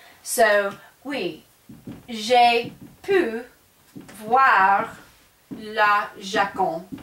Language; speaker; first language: French; non-native, fluent; English